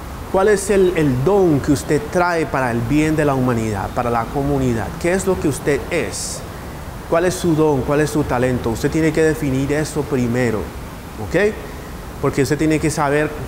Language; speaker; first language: Spanish; native; Spanish